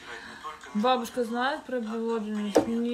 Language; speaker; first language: Russian; native; Russian